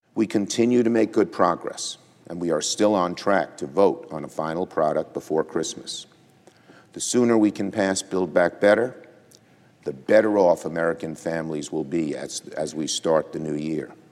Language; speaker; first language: English; native; English